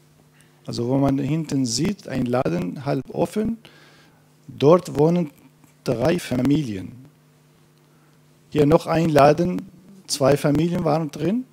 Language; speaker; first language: German; non-native, fluent; Kurdish